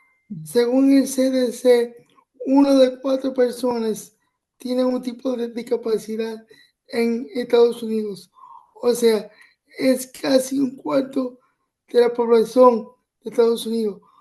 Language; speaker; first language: Spanish; early bilingual, other home language; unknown